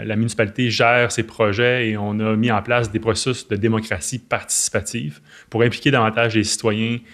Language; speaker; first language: French; native; French